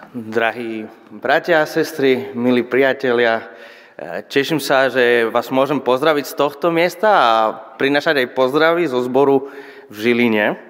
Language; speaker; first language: Slovak; non-native, fluent; Spanish